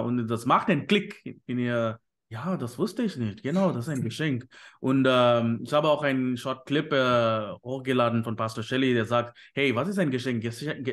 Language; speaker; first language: German; non-native, fluent; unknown